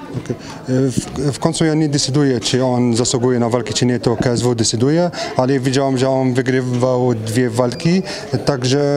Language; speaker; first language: Polish; non-native, fluent; French